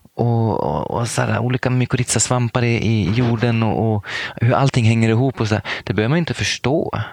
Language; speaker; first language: Swedish; native; Swedish